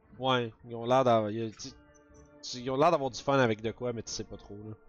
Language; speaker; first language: French; native; French